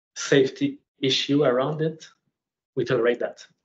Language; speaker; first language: English; non-native, fluent; French